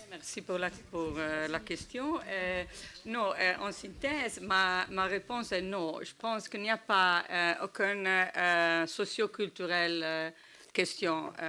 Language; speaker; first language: French; non-native, learner; Italian